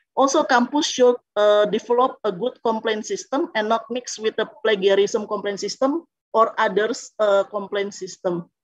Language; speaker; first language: English; non-native, fluent; Indonesian